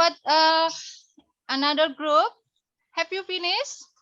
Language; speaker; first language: English; non-native, learner; Indonesian